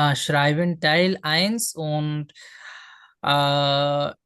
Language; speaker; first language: German; non-native, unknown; Bangla